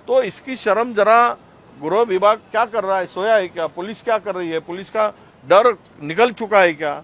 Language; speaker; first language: Hindi; non-native, local second language; Marathi